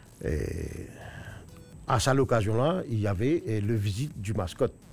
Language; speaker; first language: French; non-native, local second language; Morisyen